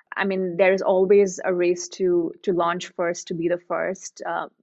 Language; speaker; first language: English; non-native, local second language; Hindi